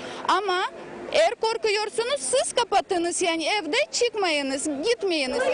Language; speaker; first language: Turkish; non-native, learner; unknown